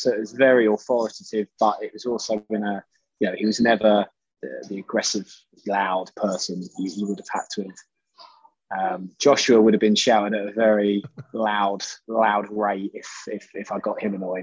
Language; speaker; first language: English; native; English